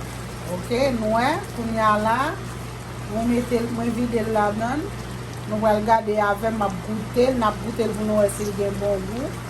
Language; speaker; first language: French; non-native, local second language; Haitian Creole